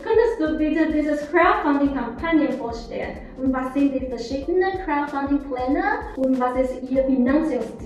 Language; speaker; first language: German; non-native, learner; Chinese